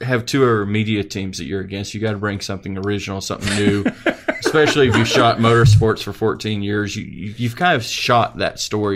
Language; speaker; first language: English; native; English